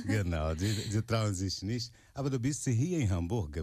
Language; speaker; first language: German; non-native, fluent; Portuguese